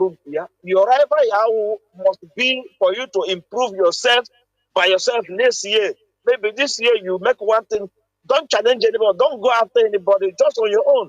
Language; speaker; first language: English; non-native, local second language; Igbo